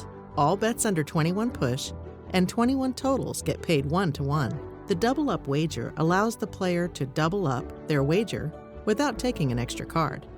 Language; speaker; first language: English; native; English